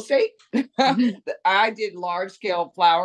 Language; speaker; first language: English; native; English